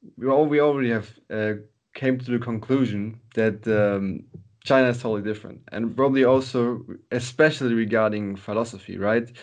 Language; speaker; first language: English; non-native, fluent; German